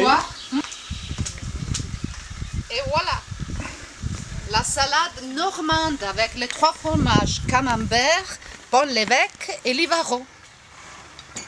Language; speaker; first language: French; non-native, fluent; Italian